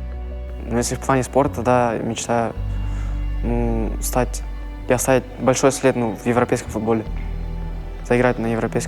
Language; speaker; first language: Russian; native; Russian